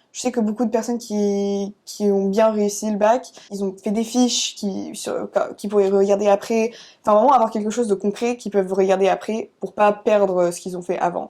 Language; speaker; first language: French; early bilingual, other home language; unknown